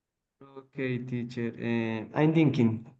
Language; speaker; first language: English; non-native, learner; Spanish